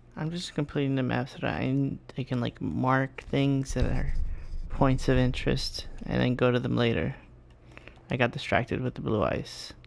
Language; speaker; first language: English; early bilingual, other home language; Spanish